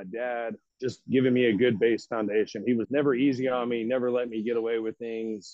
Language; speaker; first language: English; native; English